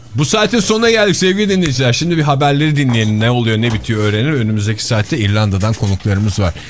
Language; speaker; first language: Turkish; native; Turkish